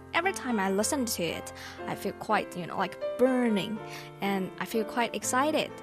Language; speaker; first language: English; non-native, fluent; Chinese